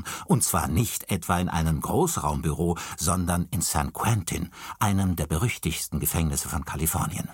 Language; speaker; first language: German; native; German